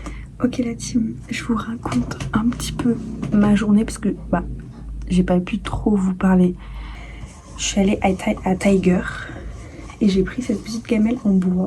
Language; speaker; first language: French; native; French